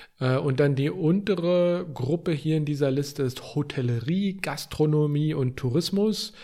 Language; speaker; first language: German; native; German